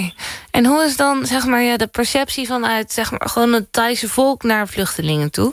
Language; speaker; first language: Dutch; native; Dutch